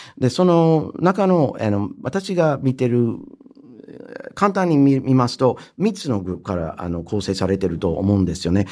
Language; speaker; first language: Japanese; non-native, fluent; English